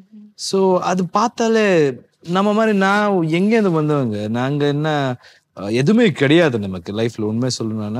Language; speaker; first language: Tamil; non-native, local second language; Kannada